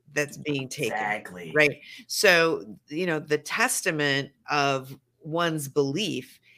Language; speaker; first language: English; native; English